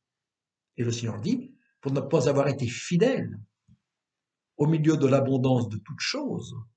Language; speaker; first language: French; native; French